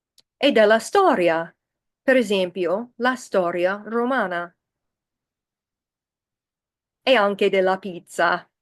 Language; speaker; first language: Italian; non-native, fluent; English